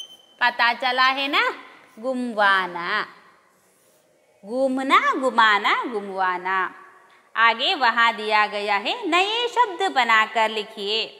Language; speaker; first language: Hindi; non-native, local second language; Kannada